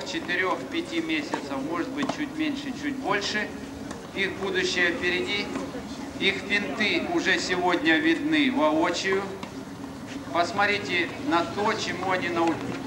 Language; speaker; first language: Russian; native; Russian